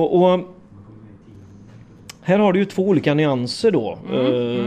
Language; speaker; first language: Swedish; native; Swedish